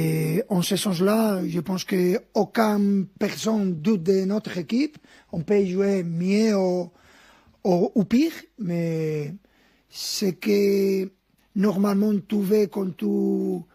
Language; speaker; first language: French; non-native, fluent; Spanish